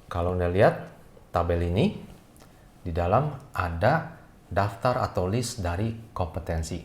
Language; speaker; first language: Indonesian; native; Indonesian